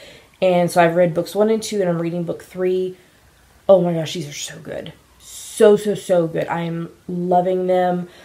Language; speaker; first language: English; native; English